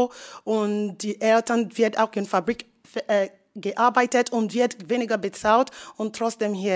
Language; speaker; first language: German; non-native, fluent; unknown